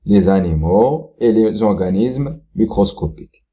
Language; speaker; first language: French; non-native, local second language; Arabic